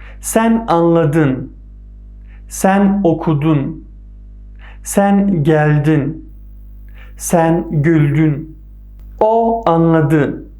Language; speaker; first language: Turkish; non-native, fluent; Persian